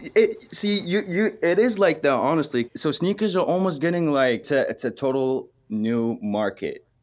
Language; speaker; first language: English; early bilingual, other home language; Arabic